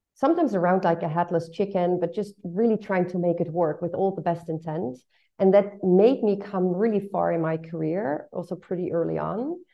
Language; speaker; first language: English; non-native, fluent; Dutch